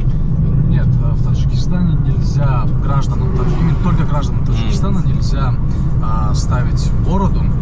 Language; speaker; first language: Russian; non-native, local second language; Tajik